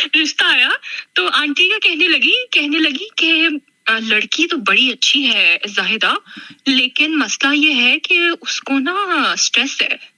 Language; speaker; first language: Urdu; non-native, local second language; Punjabi